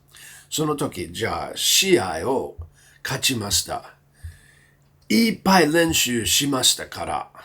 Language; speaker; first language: Japanese; non-native, learner; English